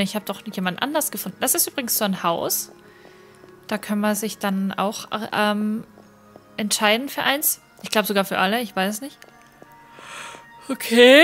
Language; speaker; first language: German; native; German